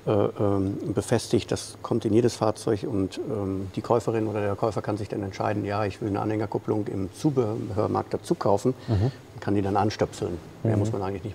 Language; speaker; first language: German; native; German